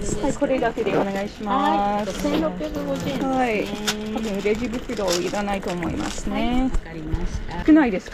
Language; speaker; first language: Japanese; non-native, fluent; English